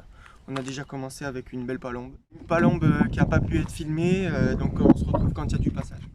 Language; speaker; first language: French; native; French